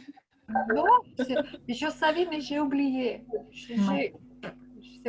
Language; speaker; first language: French; non-native, fluent; Lithuanian